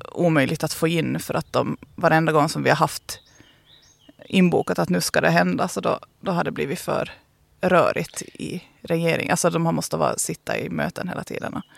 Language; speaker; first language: Swedish; native; Swedish